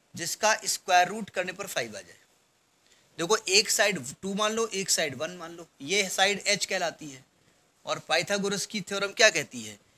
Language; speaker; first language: Hindi; native; Hindi